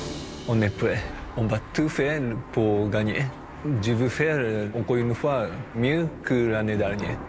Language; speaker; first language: French; non-native, learner; Japanese